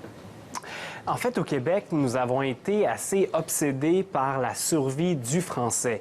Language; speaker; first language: French; native; French